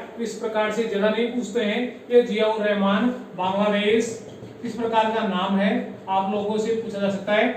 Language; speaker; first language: Hindi; native; Hindi